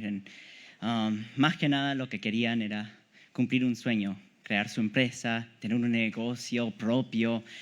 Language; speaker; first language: Spanish; early bilingual, heritage; Spanish